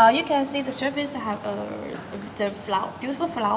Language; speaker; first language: English; non-native, learner; Chinese